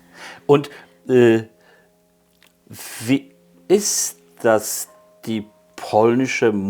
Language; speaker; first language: German; non-native, fluent; Polish